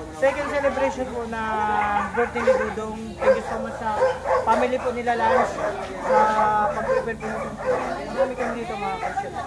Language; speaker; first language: Filipino; native; Filipino